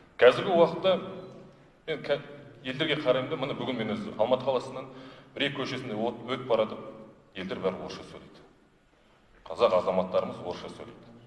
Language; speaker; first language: Kazakh; non-native, local second language; Russian